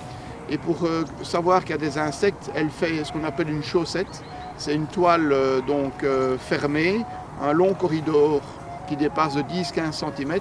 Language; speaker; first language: French; native; French